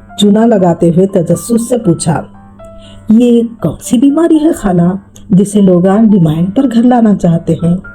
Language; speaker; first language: Urdu; native; Urdu